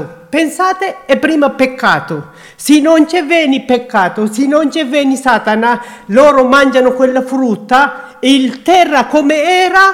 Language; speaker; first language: Italian; non-native, learner; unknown